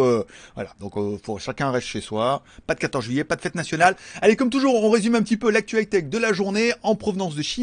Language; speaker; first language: French; native; French